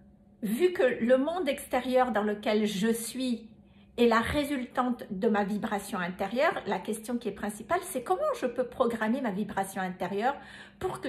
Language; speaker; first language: French; native; French